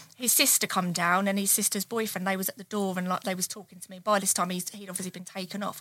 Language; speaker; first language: English; native; English